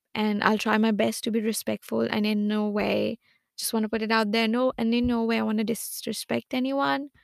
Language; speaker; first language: English; non-native, local second language; Hindi